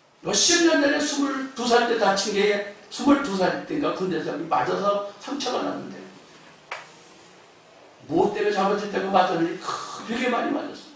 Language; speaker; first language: Korean; native; Korean